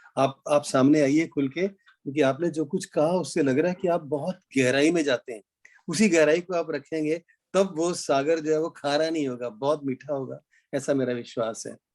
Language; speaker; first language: Hindi; native; Hindi